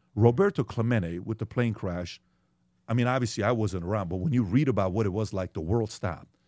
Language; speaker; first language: English; early bilingual, other home language; Persian